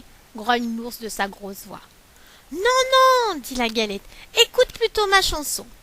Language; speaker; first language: French; native; French